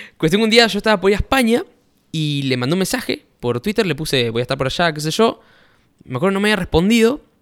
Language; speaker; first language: Spanish; native; Spanish